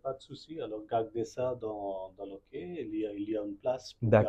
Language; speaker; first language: French; non-native, fluent; Bangla